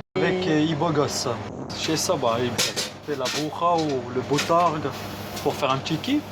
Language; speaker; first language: French; non-native, fluent; Arabic